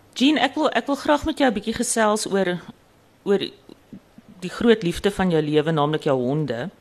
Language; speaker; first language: Afrikaans; native; Afrikaans